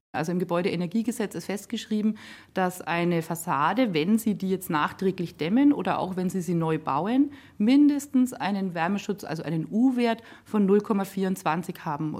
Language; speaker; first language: German; native; German